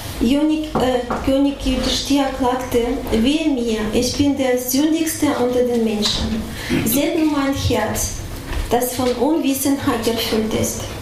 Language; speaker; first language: German; non-native, fluent; Russian